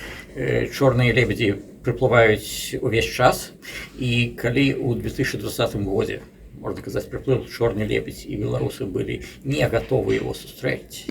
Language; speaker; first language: Belarusian; non-native, local second language; Russian